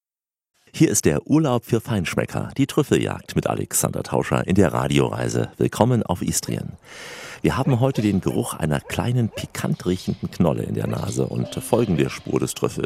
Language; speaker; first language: German; native; German